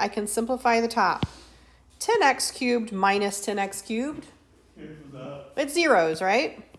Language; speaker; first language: English; native; English